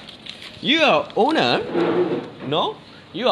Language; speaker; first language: English; non-native, learner; Japanese